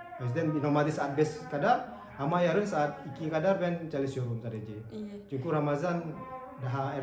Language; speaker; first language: Turkish; non-native, learner; Indonesian